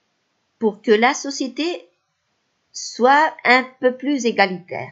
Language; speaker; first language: French; non-native, fluent; Spanish